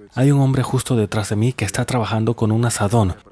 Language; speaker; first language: Spanish; non-native, fluent; Russian